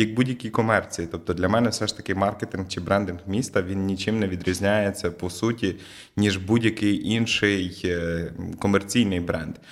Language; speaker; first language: Ukrainian; native; Ukrainian